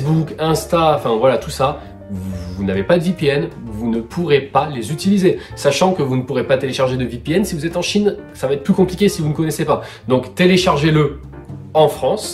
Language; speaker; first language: French; native; French